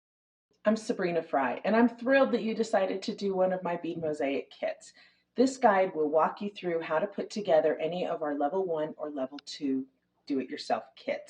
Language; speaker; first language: English; native; English